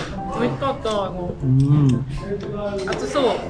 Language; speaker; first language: Korean; non-native, learner; Japanese